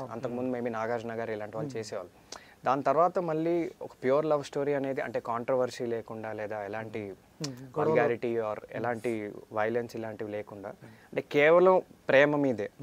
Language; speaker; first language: Telugu; native; Telugu